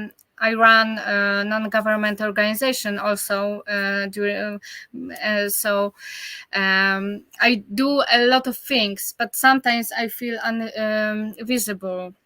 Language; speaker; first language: English; non-native, learner; Polish